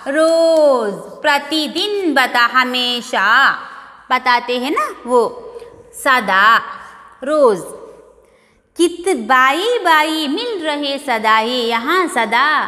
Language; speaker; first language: Hindi; non-native, local second language; Kannada